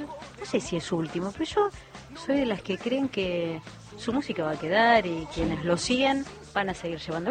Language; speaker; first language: Spanish; native; Spanish